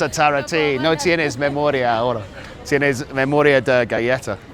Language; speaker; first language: Spanish; non-native, learner; English